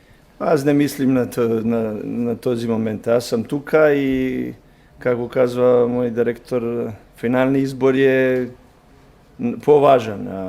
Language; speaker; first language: Bulgarian; non-native, learner; Serbian